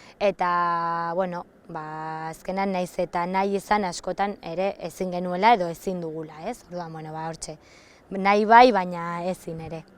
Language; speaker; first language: Basque; native; Basque